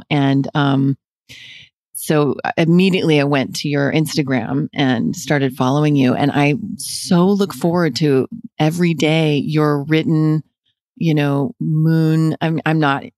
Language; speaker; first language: English; native; English